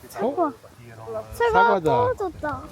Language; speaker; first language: Korean; early bilingual, heritage; Korean